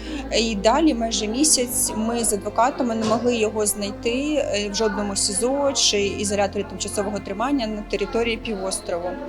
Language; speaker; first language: Ukrainian; native; Ukrainian